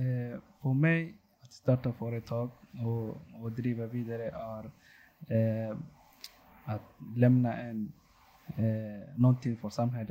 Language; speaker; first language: Swedish; non-native, local second language; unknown